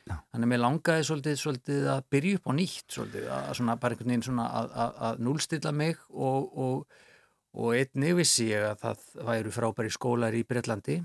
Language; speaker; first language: Icelandic; native; Icelandic